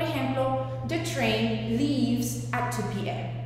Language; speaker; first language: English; non-native, fluent; Spanish